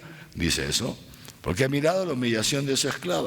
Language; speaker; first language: Spanish; native; Spanish